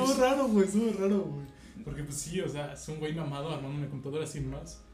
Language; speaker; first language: Spanish; native; Spanish